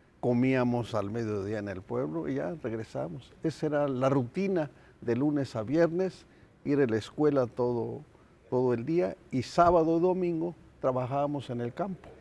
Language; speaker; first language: Spanish; non-native, local second language; Nahuatl languages